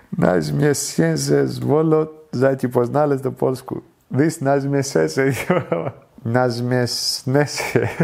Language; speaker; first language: Polish; non-native, learner; Greek